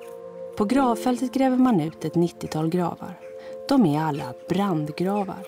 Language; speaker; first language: Swedish; native; Swedish